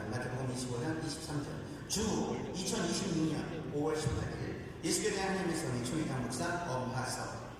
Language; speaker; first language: Korean; native; Korean